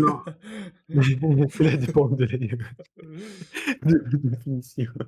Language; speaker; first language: French; non-native, learner; Russian